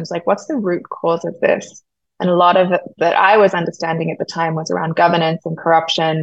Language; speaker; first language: English; native; English